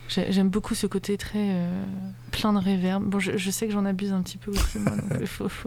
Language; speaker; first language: French; early bilingual, heritage; English